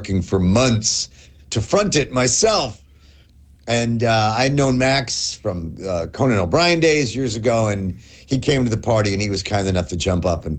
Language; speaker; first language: English; native; English